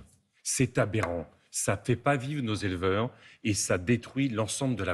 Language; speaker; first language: French; native; French